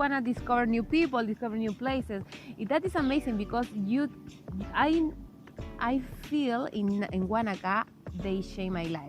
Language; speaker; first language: English; non-native, learner; Spanish